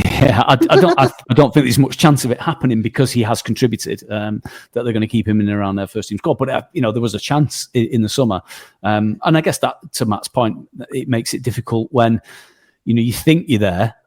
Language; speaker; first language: English; native; English